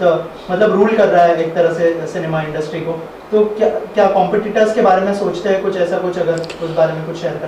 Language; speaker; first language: Hindi; native; Hindi